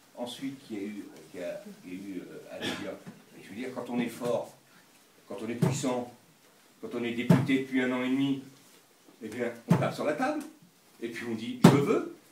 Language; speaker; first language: French; native; French